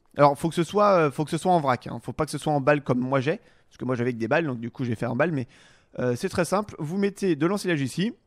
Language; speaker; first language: French; native; French